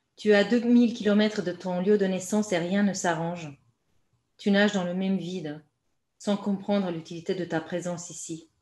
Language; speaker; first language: French; non-native, fluent; Romanian